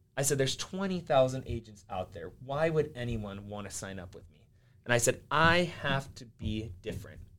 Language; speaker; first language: English; early bilingual, other home language; Finnish